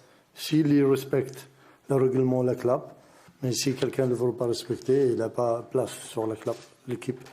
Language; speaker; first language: French; non-native, learner; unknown